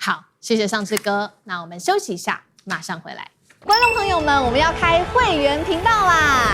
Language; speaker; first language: Chinese; native; Chinese